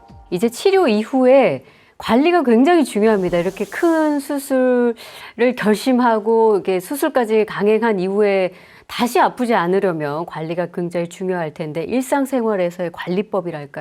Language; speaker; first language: Korean; native; Korean